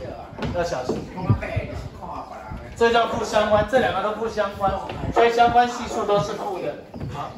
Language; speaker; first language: Chinese; native; Chinese